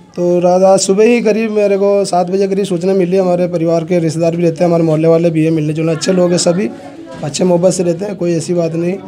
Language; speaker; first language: Hindi; native; Hindi